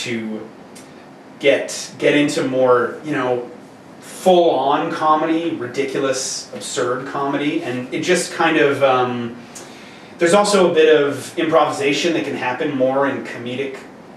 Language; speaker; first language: English; native; English